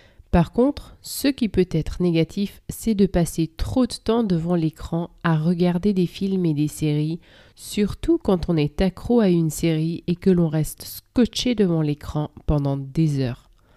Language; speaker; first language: French; native; French